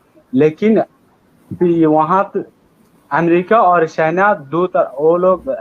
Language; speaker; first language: Hindi; non-native, learner; Rohingya